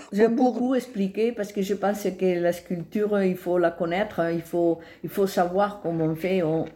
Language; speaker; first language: French; non-native, fluent; Spanish